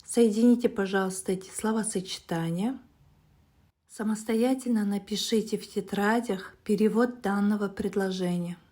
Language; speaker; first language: Russian; non-native, local second language; Kazakh